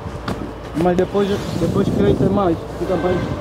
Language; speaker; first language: Portuguese; native; Portuguese